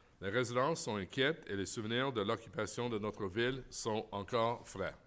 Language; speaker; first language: French; non-native, local second language; English